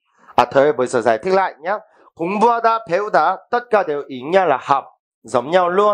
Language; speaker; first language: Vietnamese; non-native, fluent; Korean